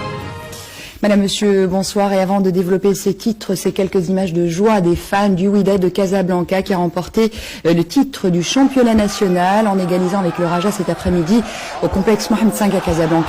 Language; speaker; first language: French; non-native, local second language; Arabic